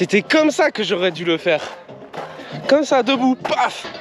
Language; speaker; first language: French; native; French